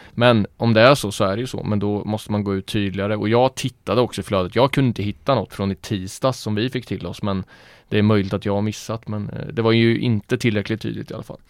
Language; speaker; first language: Swedish; native; Swedish